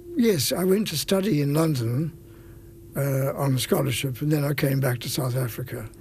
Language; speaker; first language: English; native; English